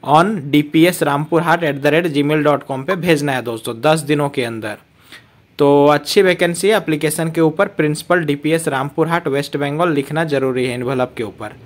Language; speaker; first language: Hindi; native; Hindi